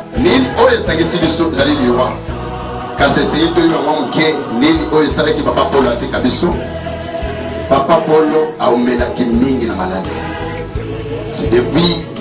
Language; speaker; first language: Lingala; native; Lingala